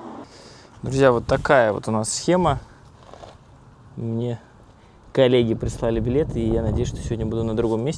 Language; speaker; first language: Russian; native; Russian